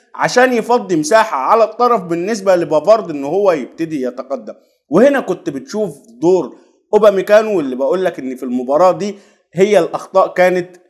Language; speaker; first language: Arabic; native; Arabic